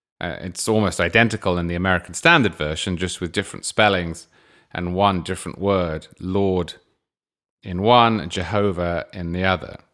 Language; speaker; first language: English; native; English